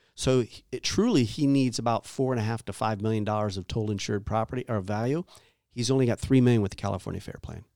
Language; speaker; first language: English; native; English